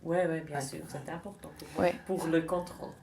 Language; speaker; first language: French; non-native, local second language; German